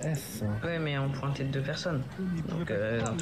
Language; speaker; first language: French; native; French